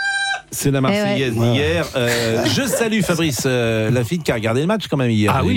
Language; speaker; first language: French; native; French